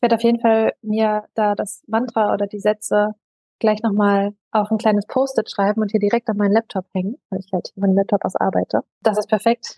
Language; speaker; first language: German; native; German